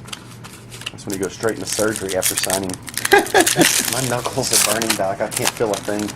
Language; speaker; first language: English; native; English